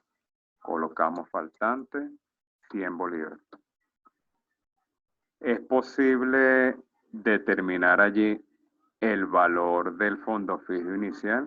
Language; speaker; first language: Spanish; native; Spanish